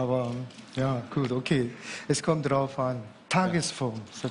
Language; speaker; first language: German; non-native, learner; Korean